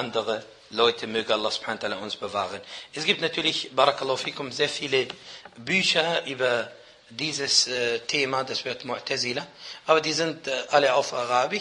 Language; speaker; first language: German; non-native, fluent; Arabic